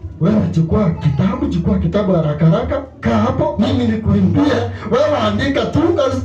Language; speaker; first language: Swahili; non-native, local second language; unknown